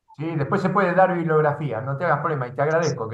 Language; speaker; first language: Spanish; native; Spanish